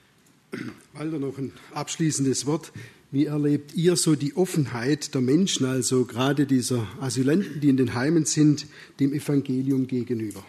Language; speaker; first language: German; native; German